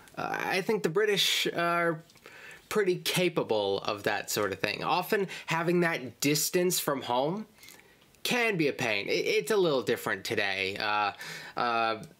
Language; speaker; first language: English; native; English